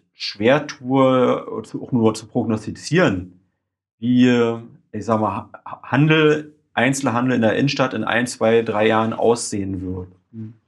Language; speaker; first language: German; native; German